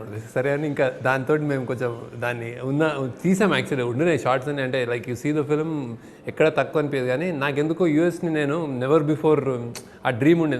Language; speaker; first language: Telugu; native; Telugu